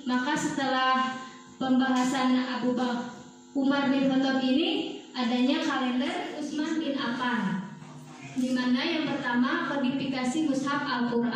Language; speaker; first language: Indonesian; native; Indonesian